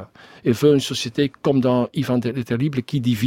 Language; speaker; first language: French; non-native, learner; Dutch